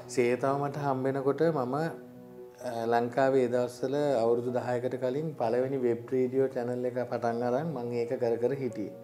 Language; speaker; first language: Sinhala; native; Sinhala